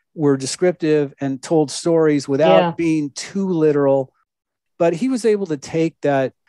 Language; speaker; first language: English; native; English